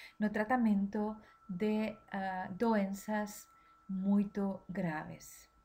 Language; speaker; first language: Portuguese; non-native, learner; Spanish